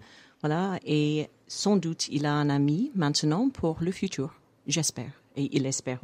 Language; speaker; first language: French; non-native, fluent; English